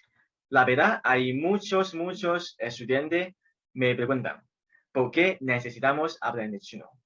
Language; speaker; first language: Spanish; non-native, fluent; Chinese